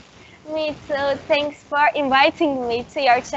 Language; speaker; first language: English; non-native, learner; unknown